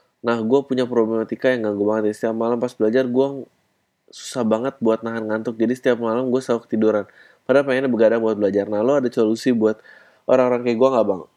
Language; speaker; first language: Indonesian; native; Indonesian